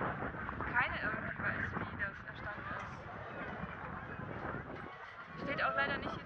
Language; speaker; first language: German; non-native, fluent; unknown